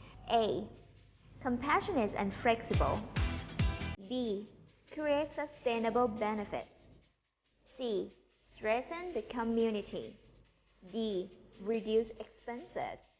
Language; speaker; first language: English; non-native, fluent; Thai